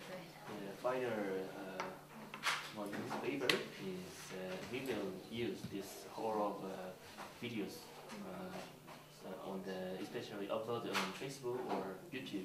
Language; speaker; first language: English; non-native, learner; Korean